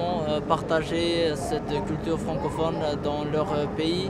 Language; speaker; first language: French; non-native, fluent; Albanian